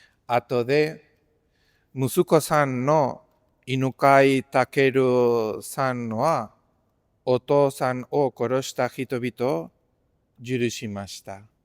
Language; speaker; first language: Japanese; non-native, fluent; Spanish